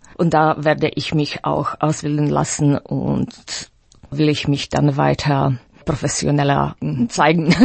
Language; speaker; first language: German; non-native, fluent; Slovak